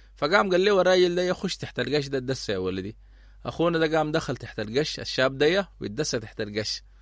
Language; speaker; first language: Arabic; native; Arabic